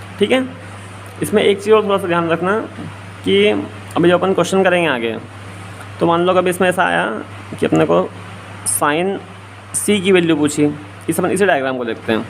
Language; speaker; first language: Hindi; native; Hindi